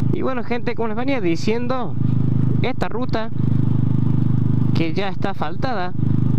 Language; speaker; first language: Spanish; native; Spanish